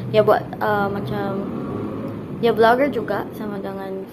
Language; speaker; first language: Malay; non-native, fluent; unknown